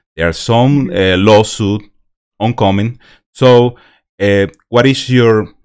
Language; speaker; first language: English; non-native, learner; Spanish